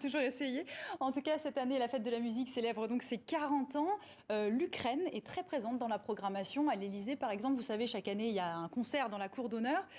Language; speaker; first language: French; native; French